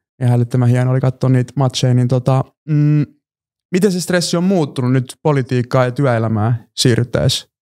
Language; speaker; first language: Finnish; early bilingual, other home language; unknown